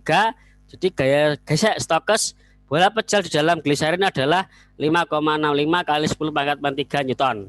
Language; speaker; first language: Indonesian; native; Indonesian